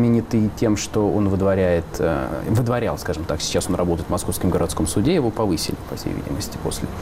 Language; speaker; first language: Russian; native; Russian